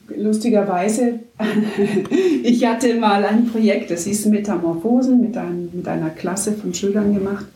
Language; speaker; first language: German; native; German